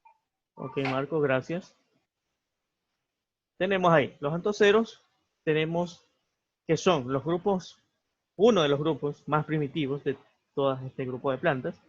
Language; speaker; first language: Spanish; native; Spanish